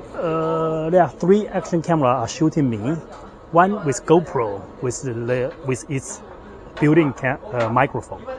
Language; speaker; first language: English; non-native, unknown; Chinese